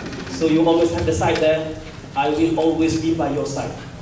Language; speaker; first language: English; non-native, local second language; Malay